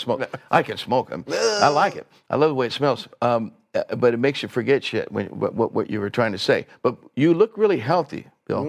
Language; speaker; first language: English; native; English